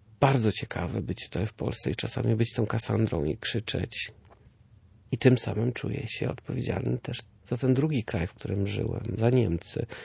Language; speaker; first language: Polish; early bilingual, heritage; Polish